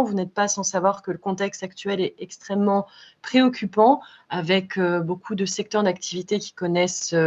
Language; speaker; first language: French; native; French